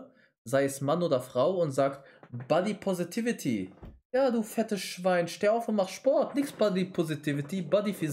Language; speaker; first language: German; native; German